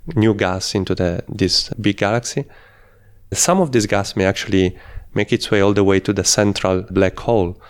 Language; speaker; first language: English; non-native, fluent; Italian